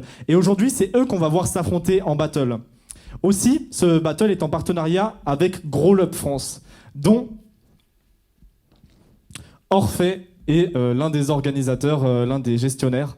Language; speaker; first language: French; native; French